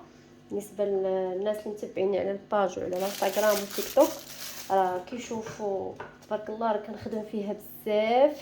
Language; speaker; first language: Arabic; native; Arabic